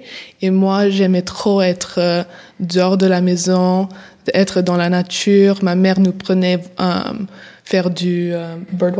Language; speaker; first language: French; early bilingual, heritage; English